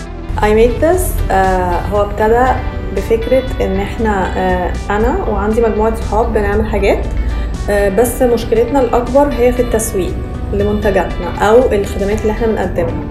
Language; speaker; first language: Arabic; native; Arabic